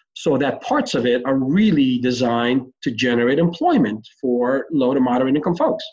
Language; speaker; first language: English; early bilingual, other home language; Hebrew